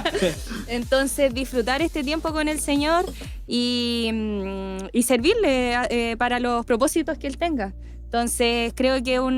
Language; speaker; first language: Spanish; native; Spanish